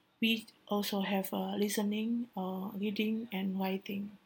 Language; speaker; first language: English; non-native, learner; Indonesian